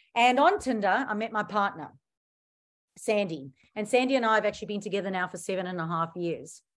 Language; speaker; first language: English; native; English